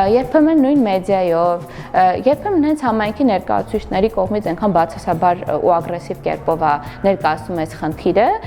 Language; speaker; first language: Armenian; non-native, local second language; Kurdish